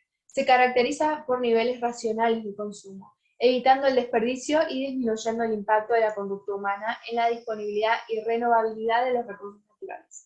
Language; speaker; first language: Spanish; native; Spanish